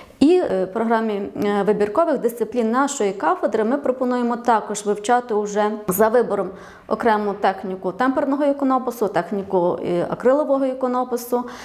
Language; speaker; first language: Ukrainian; native; Ukrainian